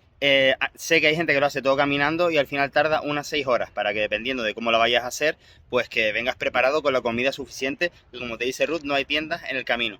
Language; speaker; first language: Spanish; native; Spanish